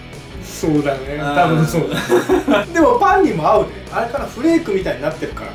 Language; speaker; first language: Japanese; native; Japanese